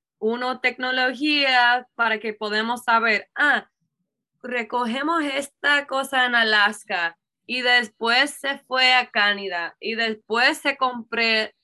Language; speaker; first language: Spanish; non-native, learner; English